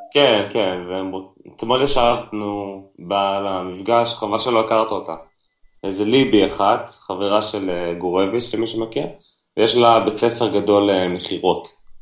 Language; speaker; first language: Hebrew; native; Hebrew